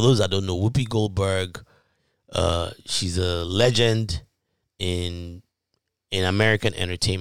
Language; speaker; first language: English; non-native, local second language; Yoruba